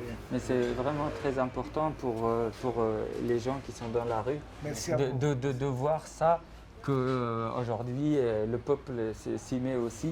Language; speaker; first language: French; non-native, fluent; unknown